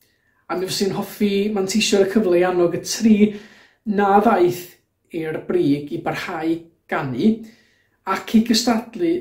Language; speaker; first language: Welsh; native; Welsh